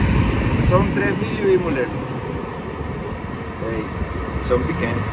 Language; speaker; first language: Portuguese; non-native, learner; Spanish